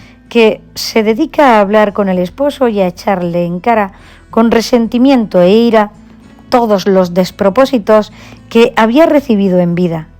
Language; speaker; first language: Spanish; native; Spanish